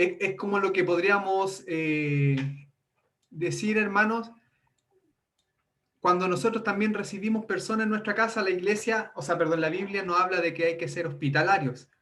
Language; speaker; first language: Spanish; native; Spanish